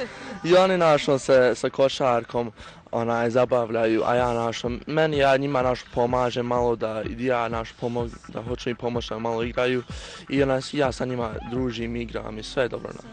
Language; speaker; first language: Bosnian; early bilingual, heritage; Bosnian